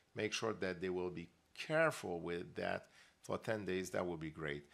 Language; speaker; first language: English; non-native, fluent; French